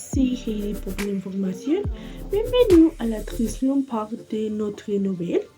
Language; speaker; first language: French; non-native, learner; Spanish